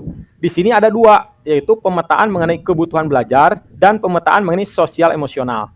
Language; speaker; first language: Indonesian; non-native, local second language; Sundanese